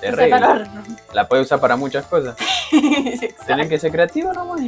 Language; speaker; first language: Spanish; native; Spanish